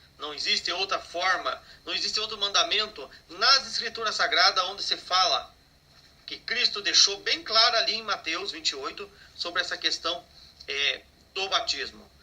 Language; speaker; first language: Portuguese; native; Portuguese